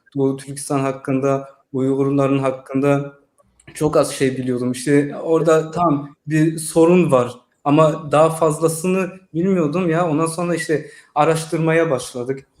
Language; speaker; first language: Turkish; early bilingual, heritage; Turkish